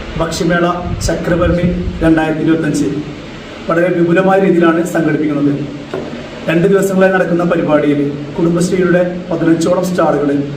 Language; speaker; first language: Malayalam; native; Malayalam